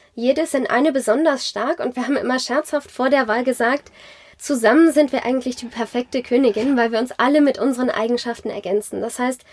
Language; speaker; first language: German; native; German